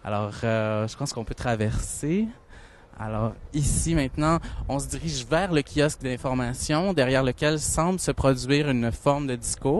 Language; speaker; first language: French; native; French